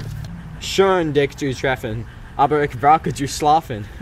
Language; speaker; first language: German; non-native, learner; English